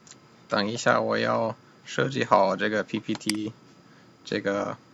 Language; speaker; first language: Chinese; non-native, fluent; English